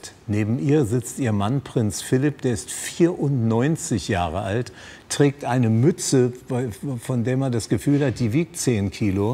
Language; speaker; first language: German; native; German